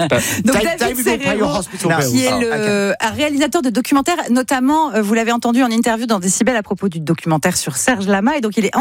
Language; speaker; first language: French; native; French